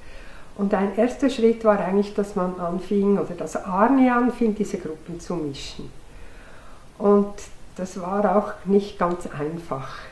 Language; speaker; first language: German; non-native, fluent; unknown